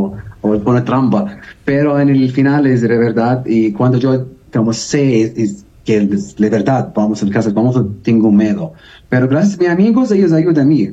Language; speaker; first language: Spanish; non-native, learner; Arabic